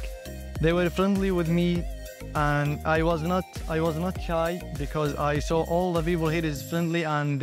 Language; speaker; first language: English; non-native, learner; Arabic